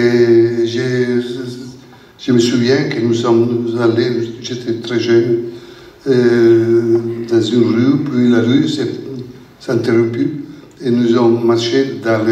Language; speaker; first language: French; non-native, learner; Italian